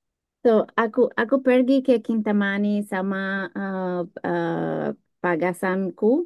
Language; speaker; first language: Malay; non-native, learner; German